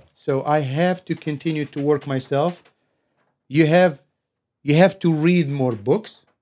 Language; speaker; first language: English; non-native, fluent; Arabic